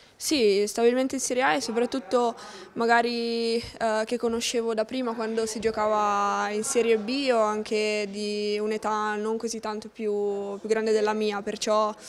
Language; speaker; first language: Italian; native; Italian